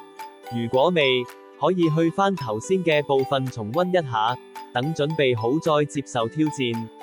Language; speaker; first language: Cantonese; native; Cantonese